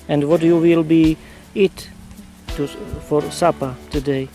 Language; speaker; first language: English; non-native, learner; Slovak